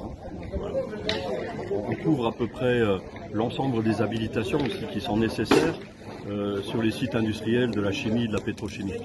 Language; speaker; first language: French; native; French